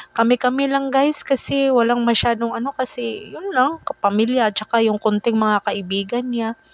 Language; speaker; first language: Filipino; non-native, local second language; Cebuano